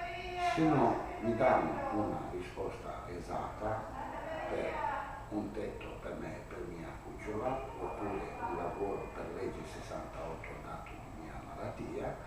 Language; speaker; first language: Italian; non-native, learner; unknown